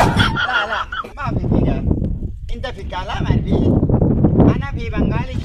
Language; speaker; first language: Arabic; non-native, learner; Bangla